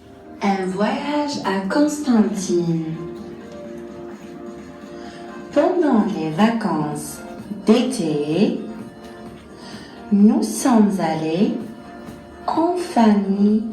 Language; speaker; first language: French; non-native, learner; Arabic